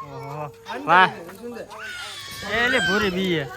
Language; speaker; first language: Hindi; non-native, local second language; Gujarati